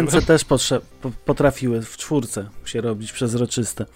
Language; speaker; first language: Polish; native; Polish